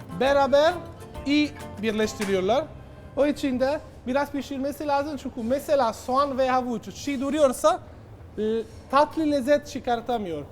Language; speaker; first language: Turkish; non-native, fluent; Italian